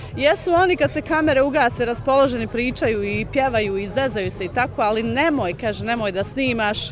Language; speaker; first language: Bosnian; native; Bosnian